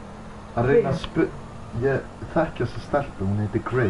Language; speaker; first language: Icelandic; early bilingual, heritage; Icelandic